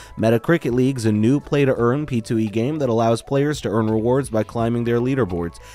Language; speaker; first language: English; native; English